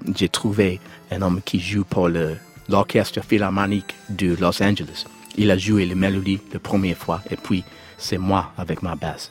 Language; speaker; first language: French; non-native, learner; English